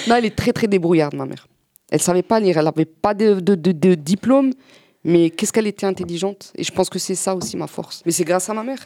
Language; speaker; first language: French; native; French